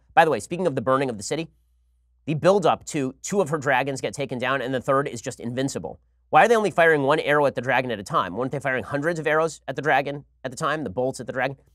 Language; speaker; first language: English; native; English